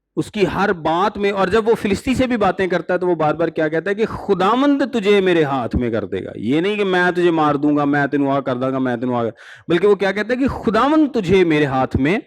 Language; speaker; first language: Urdu; non-native, local second language; Punjabi